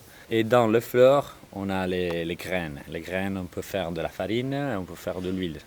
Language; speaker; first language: French; non-native, learner; Italian